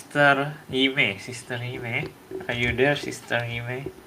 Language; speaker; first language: English; non-native, learner; Indonesian